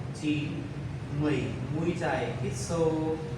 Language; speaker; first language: Vietnamese; non-native, learner; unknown